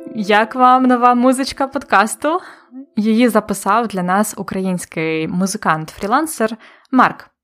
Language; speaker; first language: Ukrainian; native; Ukrainian